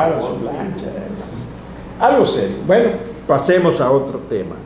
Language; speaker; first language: Spanish; native; Spanish